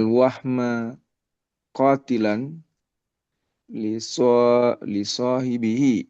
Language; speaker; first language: Arabic; non-native, learner; Indonesian